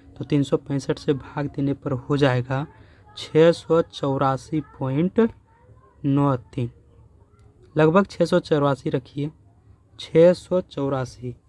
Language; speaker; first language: Hindi; native; Hindi